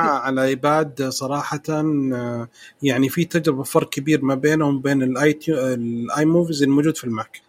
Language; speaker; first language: Arabic; native; Arabic